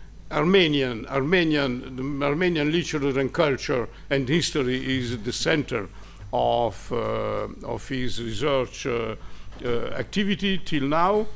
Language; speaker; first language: English; non-native, fluent; Italian